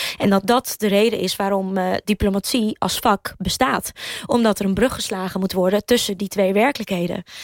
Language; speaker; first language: Dutch; early bilingual, other home language; Russian